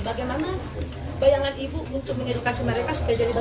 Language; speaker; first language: Indonesian; native; Indonesian